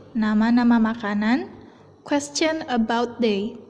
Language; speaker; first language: English; non-native, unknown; Indonesian